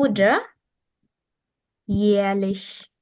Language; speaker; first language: German; non-native, fluent; Arabic